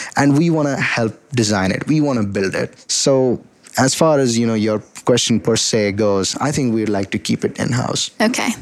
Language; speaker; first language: English; non-native, local second language; Hindi